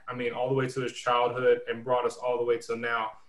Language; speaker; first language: English; native; English